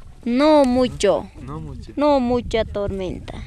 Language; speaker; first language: Spanish; non-native, local second language; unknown